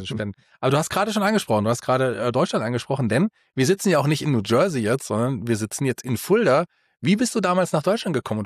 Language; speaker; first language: German; native; German